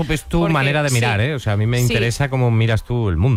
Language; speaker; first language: Spanish; native; Spanish